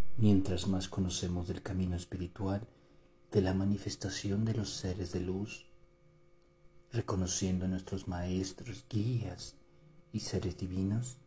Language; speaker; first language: Spanish; native; Spanish